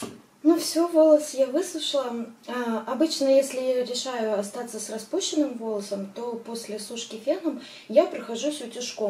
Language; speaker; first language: Russian; native; Russian